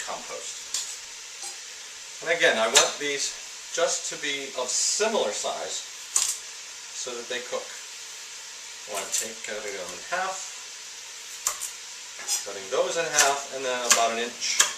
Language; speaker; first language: English; native; English